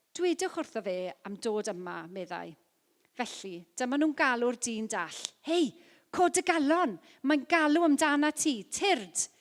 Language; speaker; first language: Welsh; non-native, local second language; English